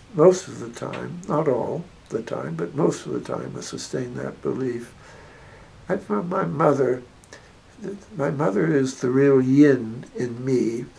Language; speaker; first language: English; native; English